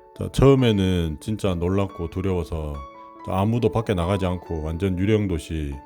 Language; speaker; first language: Korean; native; Korean